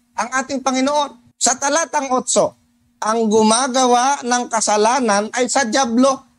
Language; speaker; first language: Filipino; non-native, local second language; Cebuano